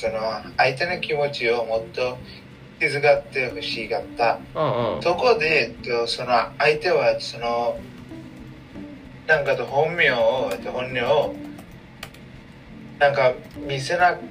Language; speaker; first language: Japanese; non-native, learner; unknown